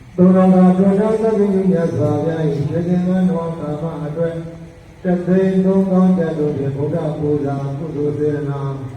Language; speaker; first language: Burmese; native; Burmese